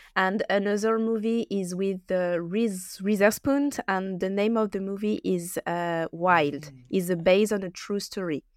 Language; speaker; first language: English; non-native, learner; French